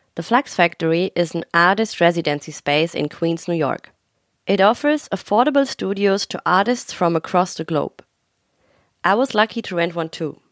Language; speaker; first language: English; non-native, fluent; German